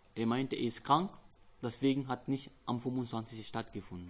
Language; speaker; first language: German; non-native, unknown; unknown